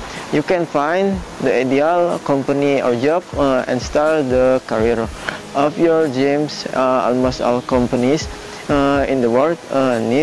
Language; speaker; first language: English; non-native, learner; Indonesian